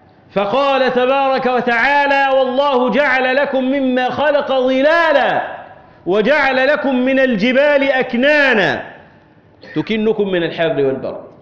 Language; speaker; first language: Arabic; native; Arabic